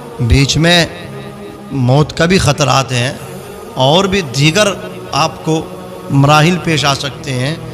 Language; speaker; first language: Urdu; native; Urdu